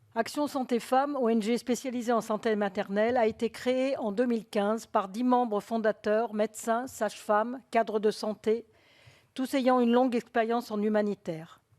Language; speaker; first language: French; native; French